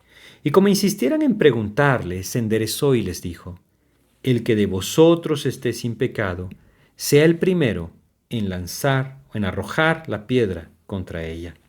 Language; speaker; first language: Spanish; native; Spanish